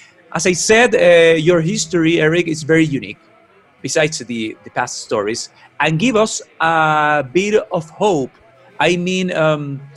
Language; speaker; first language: English; non-native, fluent; Spanish